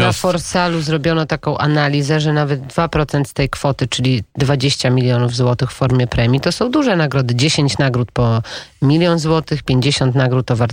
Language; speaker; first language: Polish; native; Polish